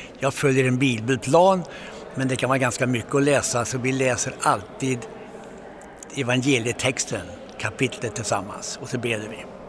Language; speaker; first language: Swedish; native; Swedish